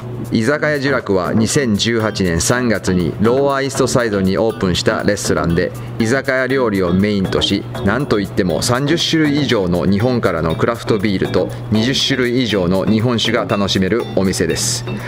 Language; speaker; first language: Japanese; native; Japanese